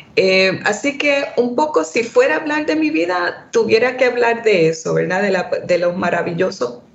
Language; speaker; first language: Spanish; early bilingual, heritage; Spanish